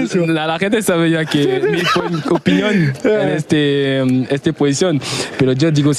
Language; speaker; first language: Spanish; non-native, fluent; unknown